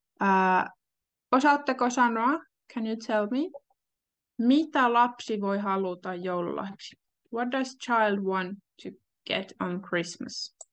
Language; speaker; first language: Finnish; native; Finnish